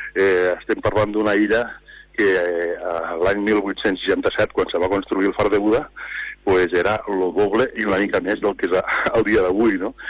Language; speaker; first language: Catalan; native; Catalan